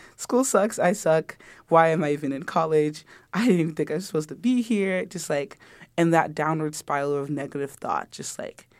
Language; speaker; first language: English; early bilingual, other home language; Yoruba